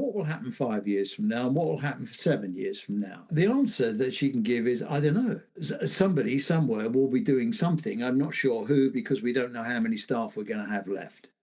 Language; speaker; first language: English; native; English